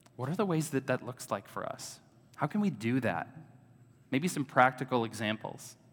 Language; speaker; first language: English; native; English